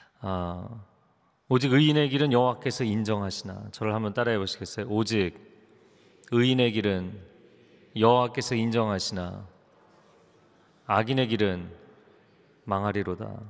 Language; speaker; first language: Korean; native; Korean